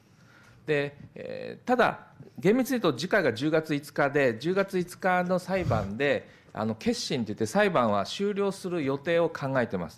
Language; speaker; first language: Japanese; native; Japanese